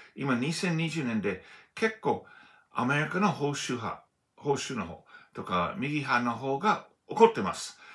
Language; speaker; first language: Japanese; non-native, learner; English